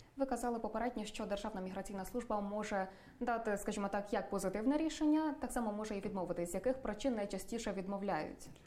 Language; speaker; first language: Ukrainian; native; Ukrainian